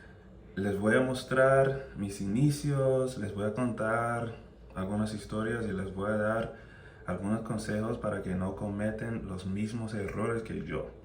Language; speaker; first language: Spanish; non-native, fluent; English